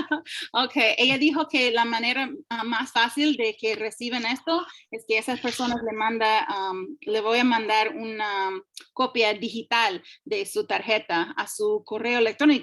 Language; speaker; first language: Spanish; early bilingual, heritage; English